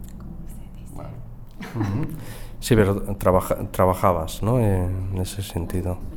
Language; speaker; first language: Spanish; native; Spanish